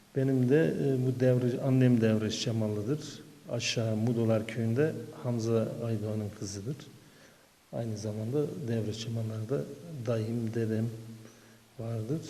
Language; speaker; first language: Turkish; native; Turkish